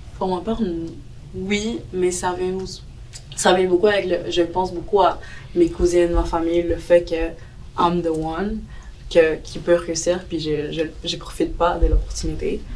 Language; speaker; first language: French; early bilingual, other home language; Spanish